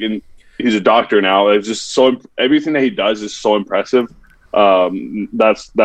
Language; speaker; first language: English; non-native, fluent; French